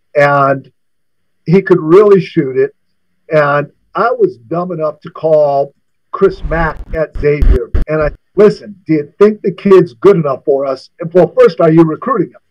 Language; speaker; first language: English; native; English